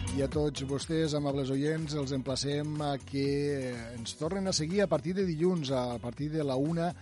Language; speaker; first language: Catalan; native; Catalan